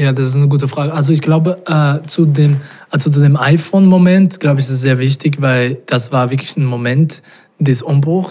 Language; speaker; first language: German; non-native, fluent; Portuguese